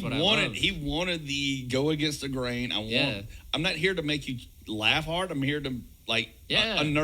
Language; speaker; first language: English; native; English